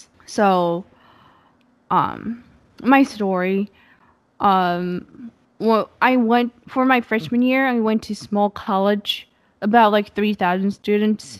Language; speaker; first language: English; non-native, fluent; Japanese